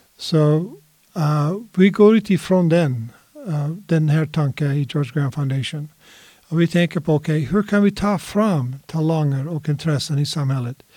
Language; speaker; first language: Swedish; non-native, fluent; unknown